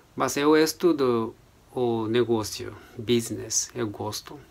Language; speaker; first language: Portuguese; non-native, fluent; Japanese